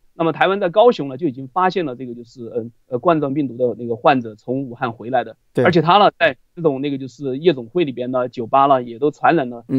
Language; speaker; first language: Chinese; native; Chinese